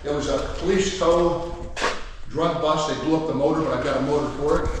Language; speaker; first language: English; native; English